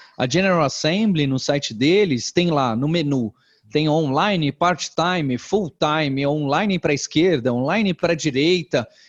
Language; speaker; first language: Portuguese; native; Portuguese